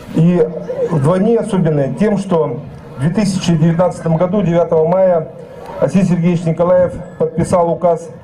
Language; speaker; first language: Russian; non-native, local second language; Yakut